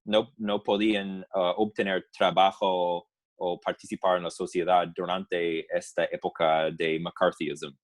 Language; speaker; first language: Spanish; non-native, fluent; English